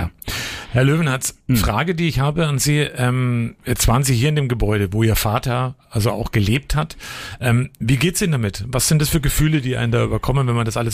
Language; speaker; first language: German; native; German